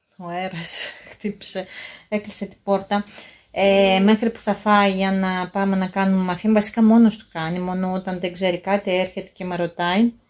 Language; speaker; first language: Greek; non-native, fluent; Russian